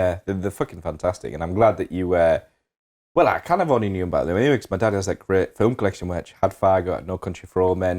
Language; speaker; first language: English; native; English